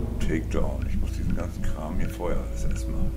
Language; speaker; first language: German; native; German